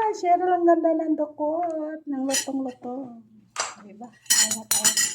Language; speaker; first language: Filipino; non-native, local second language; Hiligaynon